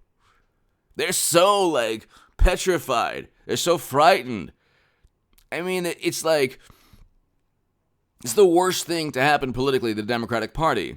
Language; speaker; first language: English; native; English